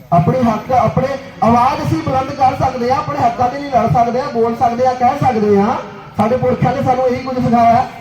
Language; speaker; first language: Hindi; non-native, local second language; Punjabi